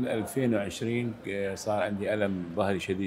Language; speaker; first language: Arabic; native; Arabic